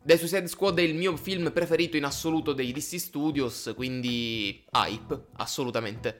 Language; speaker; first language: Italian; native; Italian